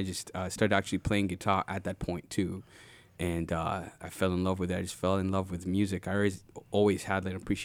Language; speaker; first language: English; non-native, local second language; Ganda